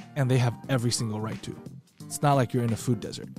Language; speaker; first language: English; non-native, fluent; Chinese